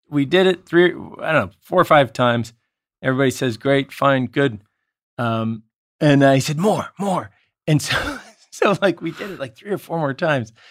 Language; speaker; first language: English; native; English